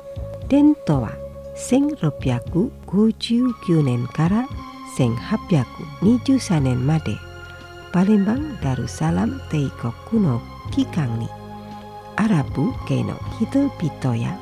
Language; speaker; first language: Japanese; non-native, fluent; Indonesian